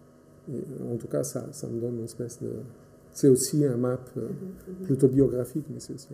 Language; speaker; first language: French; non-native, fluent; Portuguese